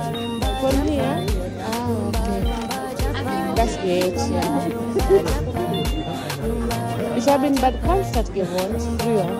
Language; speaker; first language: German; non-native, learner; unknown